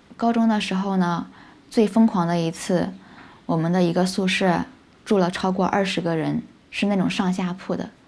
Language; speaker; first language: Chinese; native; Chinese